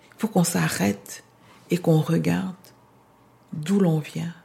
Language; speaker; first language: French; non-native, local second language; Lingala